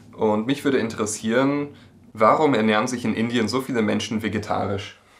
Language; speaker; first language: German; native; German